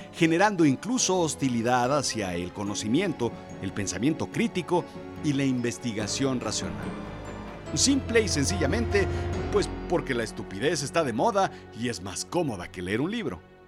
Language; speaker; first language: Spanish; native; Spanish